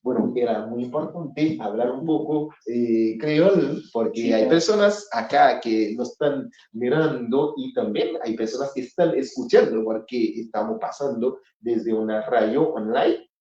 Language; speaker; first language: Spanish; non-native, fluent; Haitian Creole